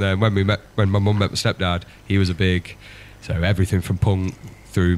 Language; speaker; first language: English; native; English